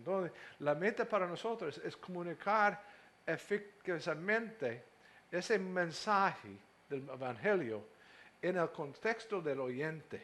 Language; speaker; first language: Spanish; non-native, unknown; English